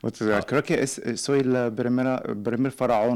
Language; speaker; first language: Spanish; non-native, learner; Arabic